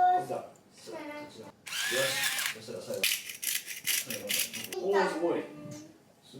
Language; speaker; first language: Japanese; native; Japanese